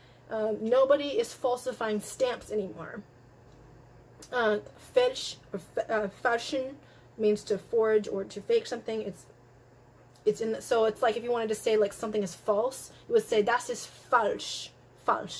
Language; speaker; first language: English; native; English